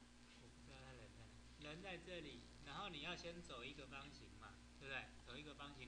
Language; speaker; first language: Chinese; native; Chinese